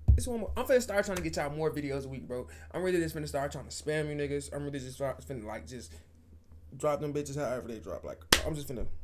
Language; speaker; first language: English; native; English